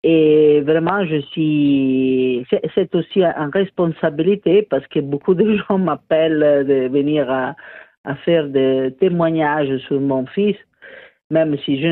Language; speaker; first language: French; non-native, fluent; Italian